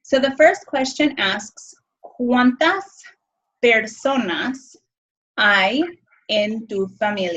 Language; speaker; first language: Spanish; non-native, fluent; English